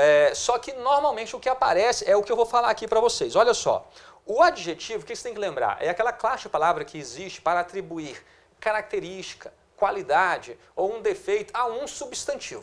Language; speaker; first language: Portuguese; native; Portuguese